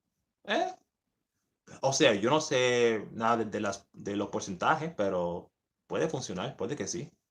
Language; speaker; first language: Spanish; early bilingual, heritage; English